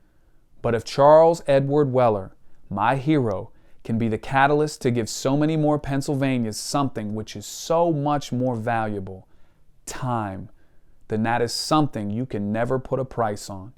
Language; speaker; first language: English; native; English